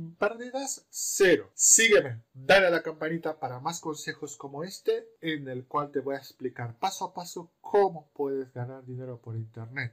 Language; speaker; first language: Spanish; non-native, fluent; Romanian